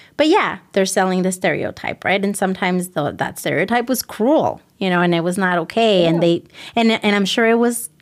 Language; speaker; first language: English; early bilingual, other home language; Spanish